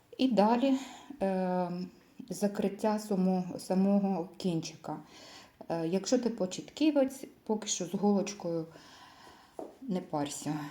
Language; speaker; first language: Ukrainian; non-native, local second language; Russian